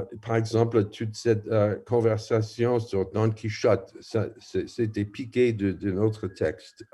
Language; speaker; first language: French; non-native, fluent; English